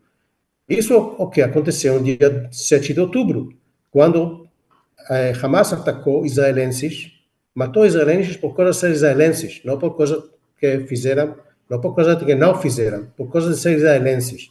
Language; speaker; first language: Portuguese; non-native, fluent; Hebrew